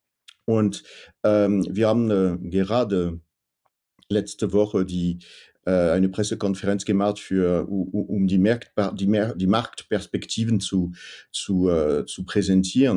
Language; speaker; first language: German; non-native, fluent; French